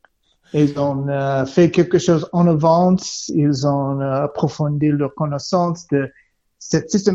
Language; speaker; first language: French; non-native, learner; English